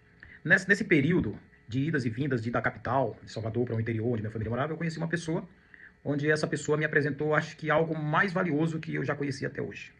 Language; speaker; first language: Portuguese; native; Portuguese